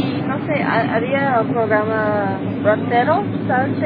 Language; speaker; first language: Spanish; non-native, learner; English